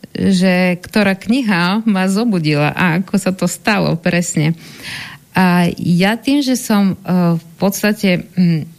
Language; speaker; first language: Slovak; non-native, fluent; Bulgarian